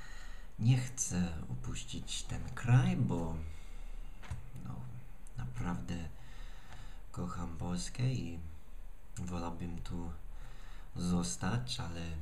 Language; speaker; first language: Polish; non-native, fluent; English